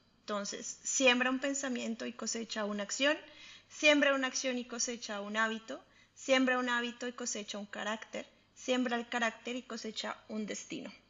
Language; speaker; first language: Spanish; native; Spanish